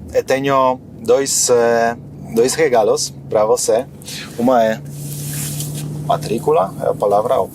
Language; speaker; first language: Portuguese; non-native, fluent; Polish